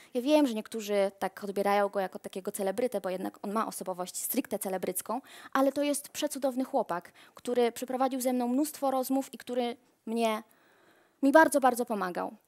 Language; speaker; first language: Polish; native; Polish